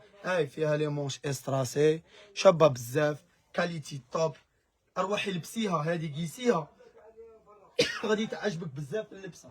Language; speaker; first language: Arabic; native; Arabic